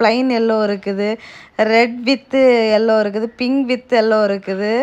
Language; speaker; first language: Tamil; native; Tamil